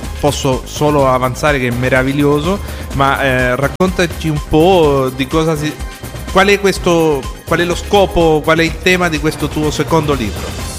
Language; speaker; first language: Italian; early bilingual, heritage; Italian